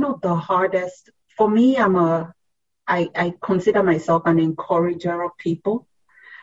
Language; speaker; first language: English; non-native, local second language; Yoruba